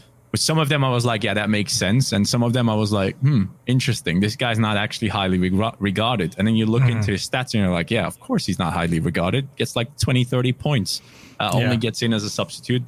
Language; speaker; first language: English; non-native, fluent; German